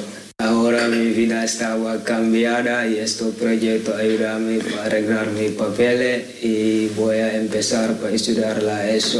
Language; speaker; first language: Spanish; non-native, learner; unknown